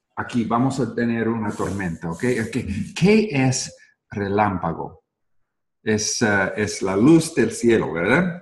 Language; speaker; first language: Spanish; non-native, learner; English